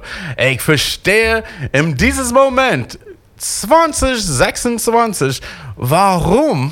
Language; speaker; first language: German; non-native, fluent; English